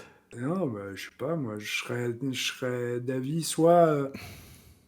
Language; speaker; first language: French; native; French